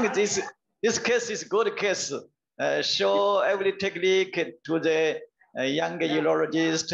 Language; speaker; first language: English; non-native, learner; Chinese